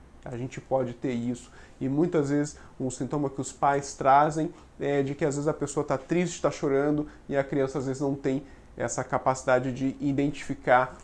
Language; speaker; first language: Portuguese; native; Portuguese